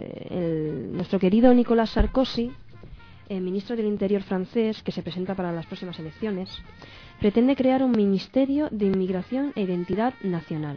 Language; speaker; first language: Spanish; native; Spanish